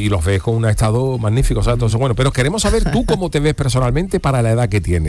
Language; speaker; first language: Spanish; native; Spanish